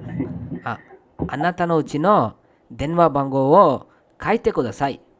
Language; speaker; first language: Japanese; non-native, fluent; Kannada